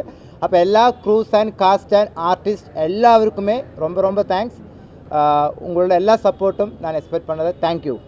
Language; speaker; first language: Tamil; non-native, local second language; Malayalam